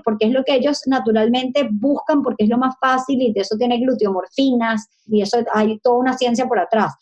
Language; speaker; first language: Spanish; native; Spanish